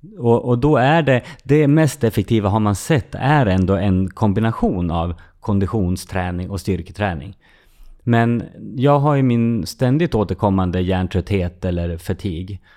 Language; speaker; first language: Swedish; native; Swedish